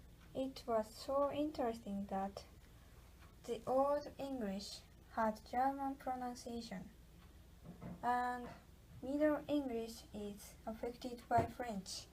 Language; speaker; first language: English; non-native, learner; Japanese